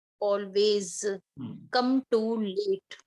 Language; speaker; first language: English; non-native, learner; Hindi